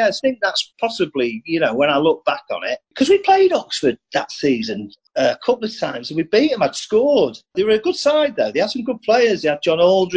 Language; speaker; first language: English; native; English